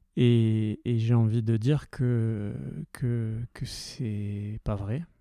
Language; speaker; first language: French; early bilingual, heritage; French